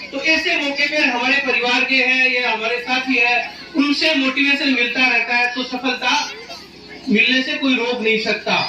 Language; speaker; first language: Hindi; native; Hindi